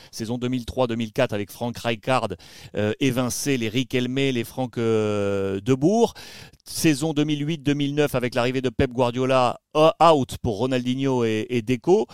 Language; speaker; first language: French; native; French